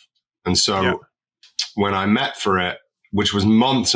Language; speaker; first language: English; native; English